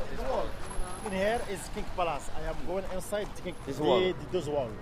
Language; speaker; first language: English; non-native, learner; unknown